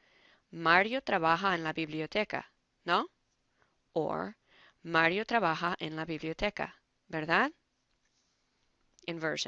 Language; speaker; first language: Spanish; non-native, fluent; English